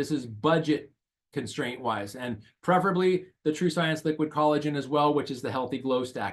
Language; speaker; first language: English; native; English